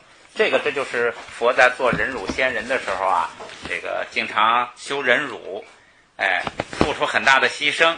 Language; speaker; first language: Chinese; native; Chinese